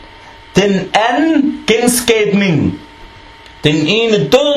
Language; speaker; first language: Danish; non-native, fluent; Arabic